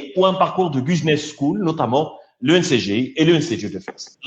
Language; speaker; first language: French; non-native, local second language; Arabic